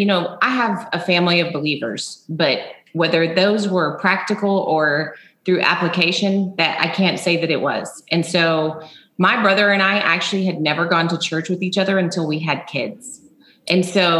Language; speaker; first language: English; native; English